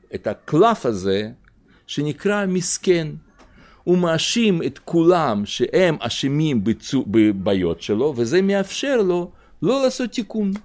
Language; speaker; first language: Hebrew; non-native, fluent; Russian